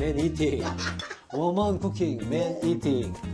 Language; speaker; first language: English; non-native, learner; Korean